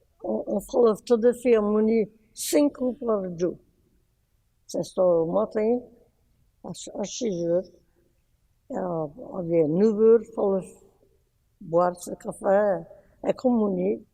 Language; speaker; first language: French; early bilingual, heritage; French